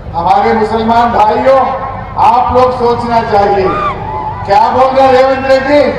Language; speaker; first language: Hindi; non-native, local second language; Telugu